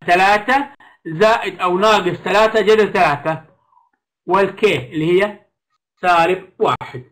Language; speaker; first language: Arabic; native; Arabic